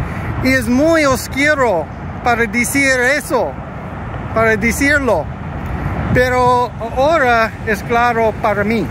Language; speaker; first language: Spanish; non-native, learner; English